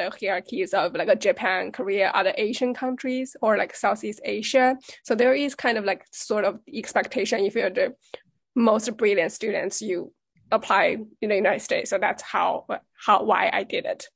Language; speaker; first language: English; non-native, fluent; Chinese